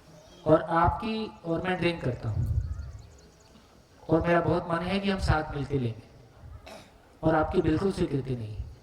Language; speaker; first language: Hindi; native; Hindi